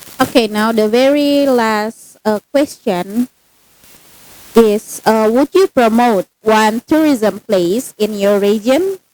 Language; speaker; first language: English; non-native, fluent; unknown